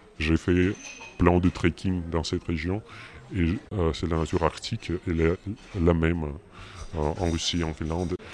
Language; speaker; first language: French; non-native, fluent; Russian